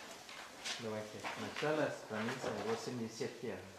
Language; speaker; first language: Russian; non-native, fluent; Thai